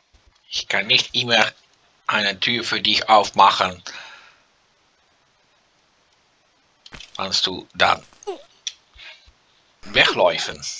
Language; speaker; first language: German; non-native, learner; Dutch